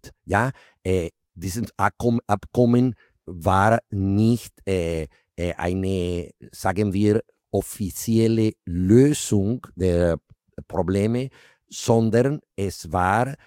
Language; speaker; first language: German; non-native, fluent; Spanish